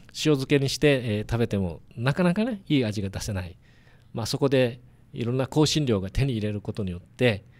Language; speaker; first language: Japanese; native; Japanese